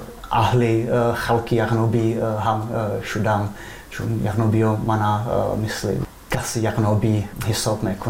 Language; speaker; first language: Persian; non-native, fluent; Czech